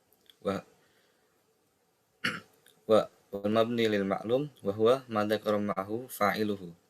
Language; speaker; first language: Arabic; non-native, learner; Indonesian